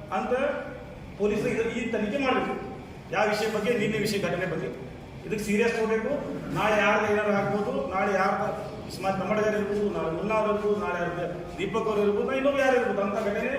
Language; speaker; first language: Kannada; non-native, local second language; Urdu